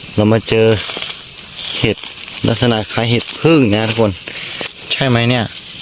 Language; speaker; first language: Thai; non-native, local second language; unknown